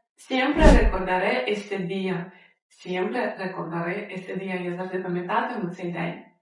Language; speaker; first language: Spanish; non-native, fluent; Ukrainian